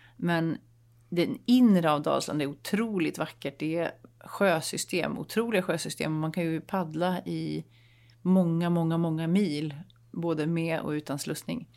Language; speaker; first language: Swedish; native; Swedish